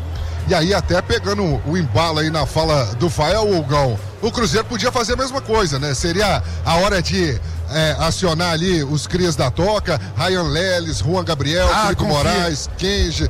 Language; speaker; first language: Portuguese; native; Portuguese